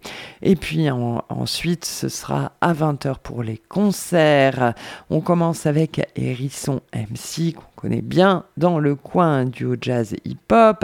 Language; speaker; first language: French; native; French